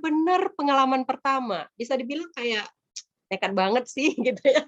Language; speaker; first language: Indonesian; native; Indonesian